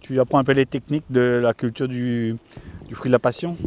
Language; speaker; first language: French; native; French